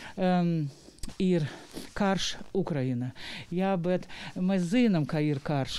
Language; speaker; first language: Latvian; non-native, local second language; Russian